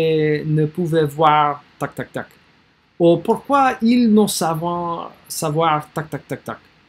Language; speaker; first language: French; non-native, learner; English